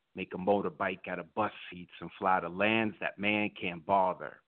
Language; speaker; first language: English; native; English